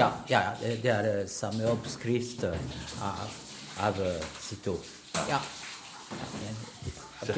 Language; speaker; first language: Norwegian; non-native, learner; French